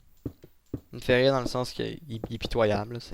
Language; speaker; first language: French; native; French